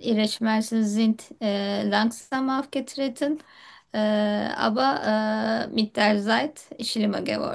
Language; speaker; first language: German; non-native, learner; Turkish